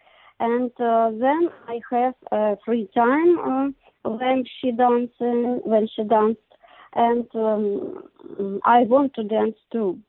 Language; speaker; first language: English; non-native, learner; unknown